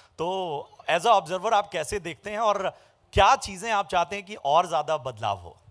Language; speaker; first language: Hindi; native; Hindi